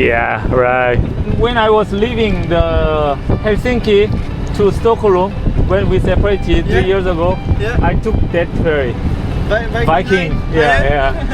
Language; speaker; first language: English; non-native, learner; Korean